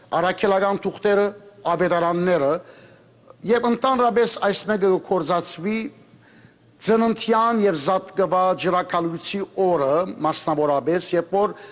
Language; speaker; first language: Armenian; early bilingual, heritage; Armenian